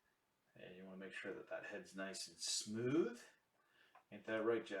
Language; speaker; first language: English; native; English